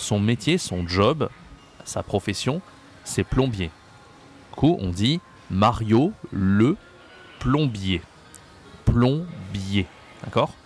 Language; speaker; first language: French; native; French